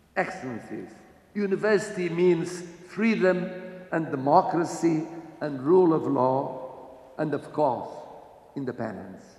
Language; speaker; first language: English; non-native, fluent; Portuguese